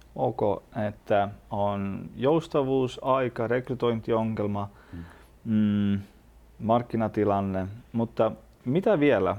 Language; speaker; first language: Finnish; non-native, fluent; Estonian